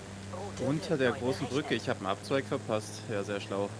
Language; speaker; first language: German; native; German